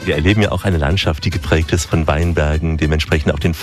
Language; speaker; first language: German; native; German